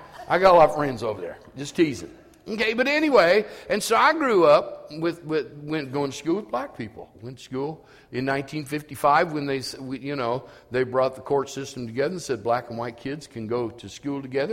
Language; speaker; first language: English; native; English